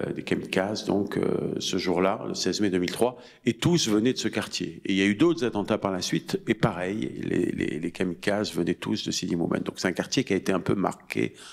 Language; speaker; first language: French; native; French